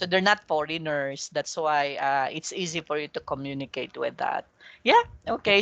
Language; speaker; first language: English; non-native, local second language; Filipino